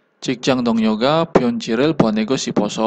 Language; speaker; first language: Korean; non-native, learner; Indonesian